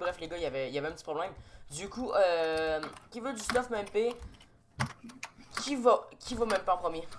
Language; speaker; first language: French; native; French